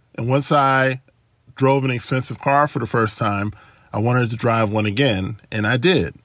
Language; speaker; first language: English; native; English